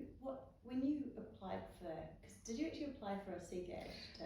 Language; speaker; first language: English; native; English